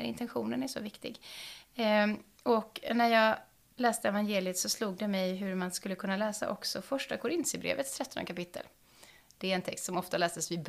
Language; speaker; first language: Swedish; native; Swedish